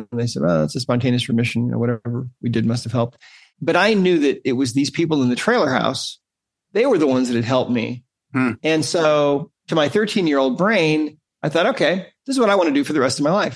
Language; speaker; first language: English; native; English